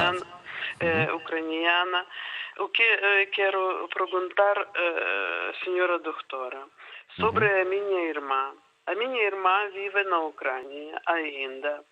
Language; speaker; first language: Portuguese; non-native, learner; Ukrainian